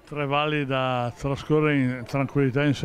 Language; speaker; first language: Italian; native; Italian